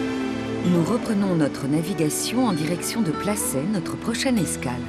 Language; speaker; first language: French; native; French